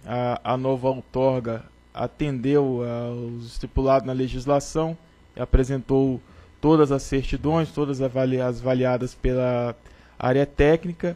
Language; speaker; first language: Portuguese; native; Portuguese